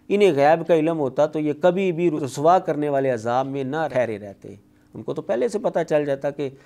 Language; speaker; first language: Urdu; non-native, local second language; Punjabi